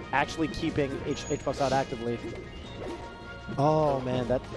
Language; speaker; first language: English; native; English